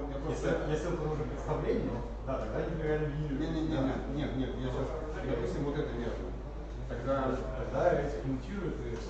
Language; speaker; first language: Russian; native; Russian